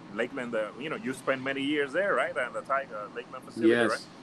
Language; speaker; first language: English; early bilingual, other home language; Spanish